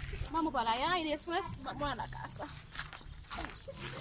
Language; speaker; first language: Spanish; non-native, learner; Haitian Creole